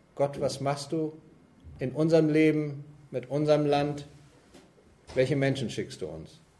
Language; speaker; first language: German; native; German